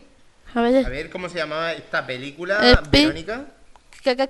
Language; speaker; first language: Spanish; native; Spanish